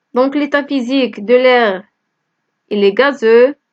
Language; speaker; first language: French; non-native, local second language; Arabic